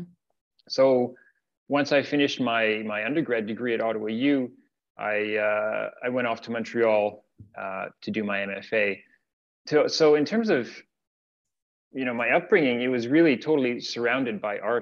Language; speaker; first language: English; native; English